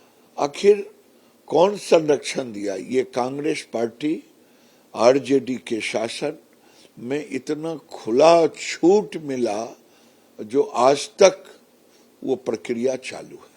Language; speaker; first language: Hindi; native; Hindi